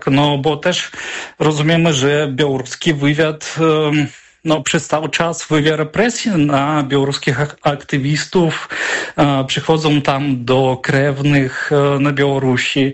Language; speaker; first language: Polish; non-native, fluent; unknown